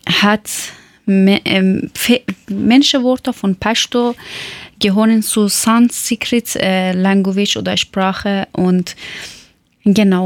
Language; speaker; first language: German; non-native, learner; Persian